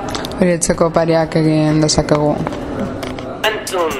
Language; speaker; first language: Basque; non-native, learner; Spanish